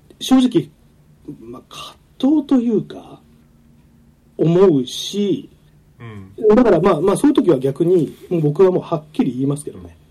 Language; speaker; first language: Japanese; native; Japanese